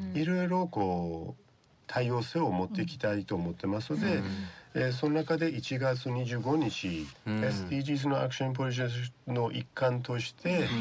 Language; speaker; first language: Japanese; non-native, fluent; Persian